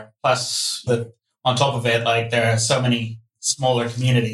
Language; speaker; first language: English; non-native, local second language; Cantonese